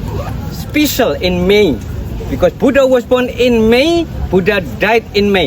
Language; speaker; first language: English; non-native, learner; Indonesian